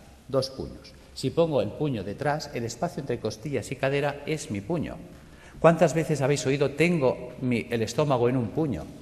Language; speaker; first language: Spanish; native; Spanish